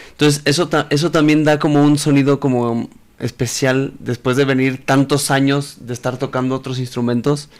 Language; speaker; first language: Spanish; native; Spanish